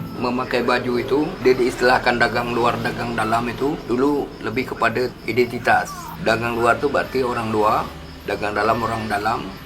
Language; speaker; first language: Malay; native; Malay